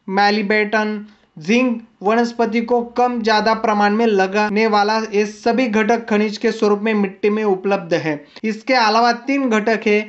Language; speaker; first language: Hindi; non-native, local second language; Marathi